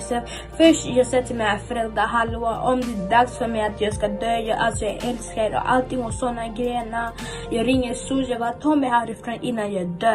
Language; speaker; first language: Swedish; early bilingual, other home language; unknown